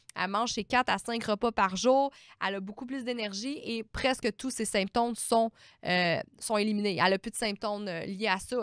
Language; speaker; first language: French; native; French